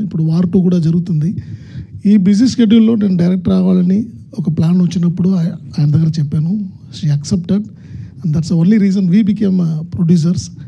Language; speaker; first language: Telugu; non-native, learner; Tamil